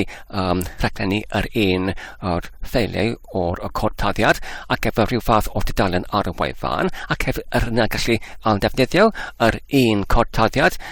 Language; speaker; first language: Welsh; non-native, fluent; English